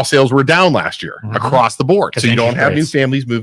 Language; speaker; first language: English; native; English